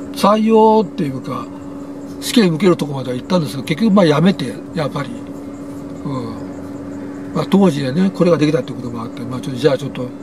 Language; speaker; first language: Japanese; native; Japanese